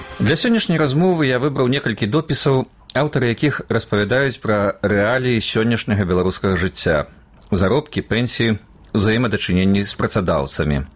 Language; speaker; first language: Belarusian; native; Belarusian